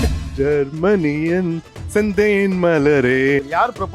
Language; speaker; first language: Tamil; native; Tamil